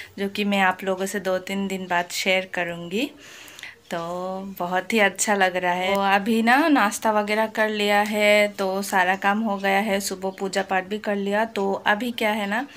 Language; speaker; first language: Hindi; non-native, local second language; Bangla